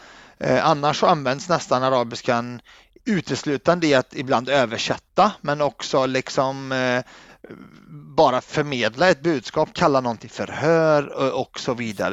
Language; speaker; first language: Swedish; early bilingual, other home language; Arabic